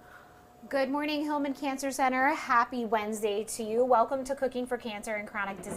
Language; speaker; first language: English; native; English